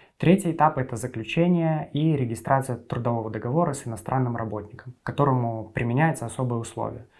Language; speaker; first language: Russian; native; Russian